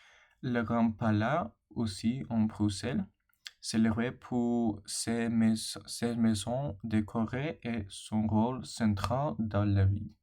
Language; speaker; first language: French; non-native, learner; English